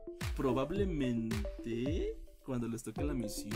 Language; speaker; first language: Spanish; native; Spanish